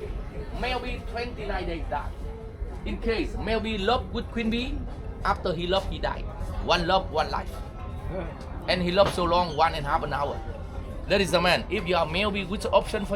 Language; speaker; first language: English; non-native, learner; Vietnamese